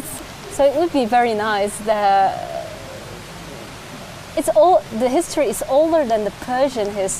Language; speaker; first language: English; non-native, fluent; Dutch